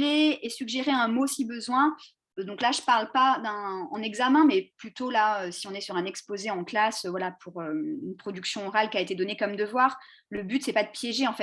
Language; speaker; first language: French; native; French